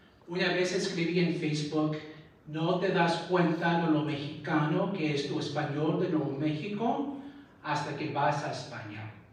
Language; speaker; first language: Spanish; early bilingual, heritage; Spanish